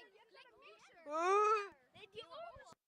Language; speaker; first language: Dutch; native; Dutch